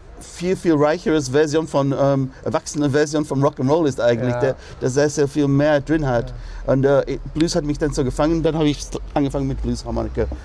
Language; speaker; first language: German; non-native, fluent; English